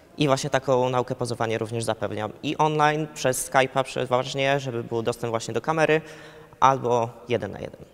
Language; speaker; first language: Polish; early bilingual, heritage; Polish